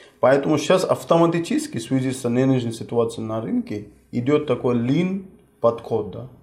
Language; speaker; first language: Russian; non-native, fluent; Hindi